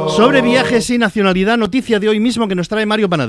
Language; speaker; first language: Spanish; native; Spanish